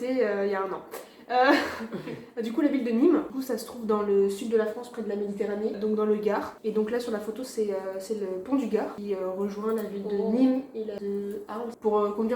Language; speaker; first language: French; native; French